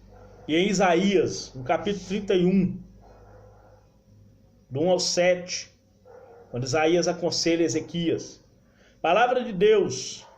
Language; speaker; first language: Portuguese; native; Portuguese